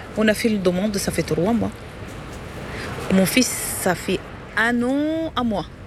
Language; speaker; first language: French; non-native, learner; Arabic